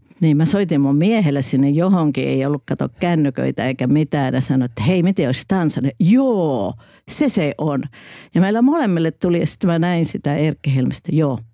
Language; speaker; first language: Finnish; native; Finnish